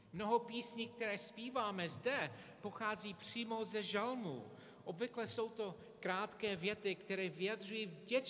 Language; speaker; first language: Czech; non-native, fluent; English